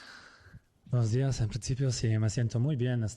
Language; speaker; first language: Spanish; non-native, fluent; Polish